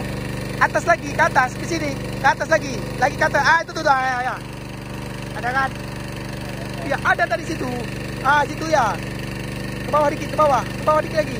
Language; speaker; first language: Indonesian; native; Indonesian